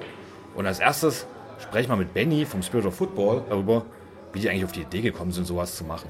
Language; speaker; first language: German; native; German